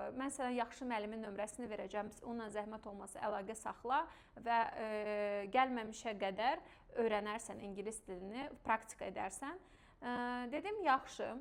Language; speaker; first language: Azerbaijani; non-native, local second language; Russian